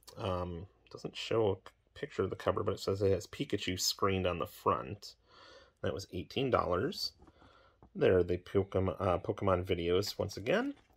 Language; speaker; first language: English; native; English